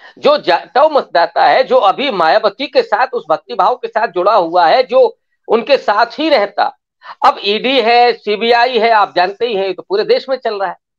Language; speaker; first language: Hindi; native; Hindi